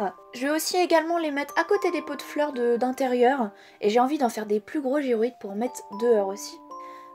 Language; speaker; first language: French; native; French